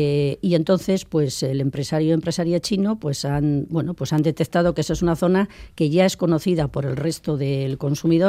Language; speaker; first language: Spanish; native; Spanish